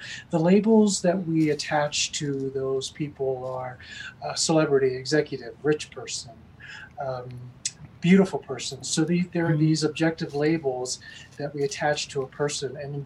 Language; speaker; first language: English; native; English